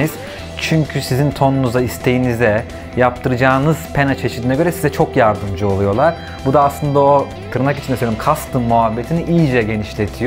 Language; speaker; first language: Turkish; native; Turkish